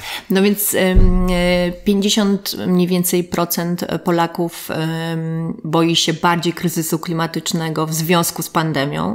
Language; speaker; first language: Polish; native; Polish